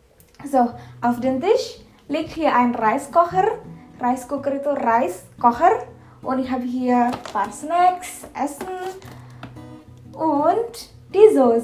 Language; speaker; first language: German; non-native, fluent; Indonesian